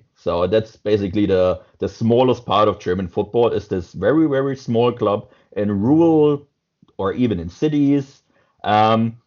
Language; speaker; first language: English; non-native, fluent; German